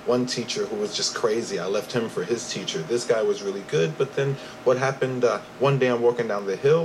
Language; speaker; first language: English; native; English